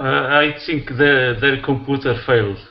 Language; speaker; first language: English; non-native, learner; Portuguese